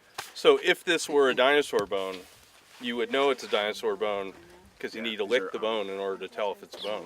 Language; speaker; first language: English; native; English